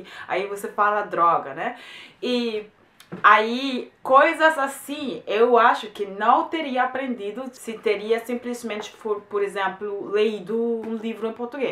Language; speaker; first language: Portuguese; non-native, fluent; German